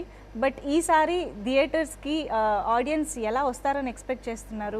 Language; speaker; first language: Telugu; native; Telugu